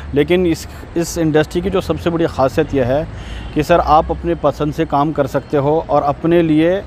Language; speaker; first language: Hindi; native; Hindi